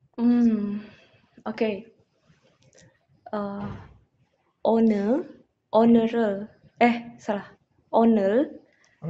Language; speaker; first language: English; non-native, learner; Indonesian